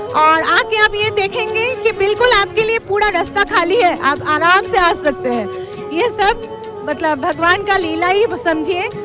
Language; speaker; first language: Hindi; non-native, local second language; Bangla